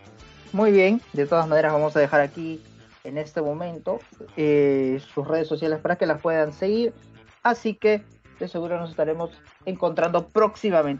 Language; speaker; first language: Spanish; native; Spanish